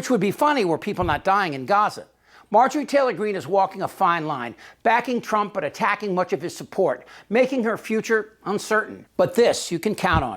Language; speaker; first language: English; native; English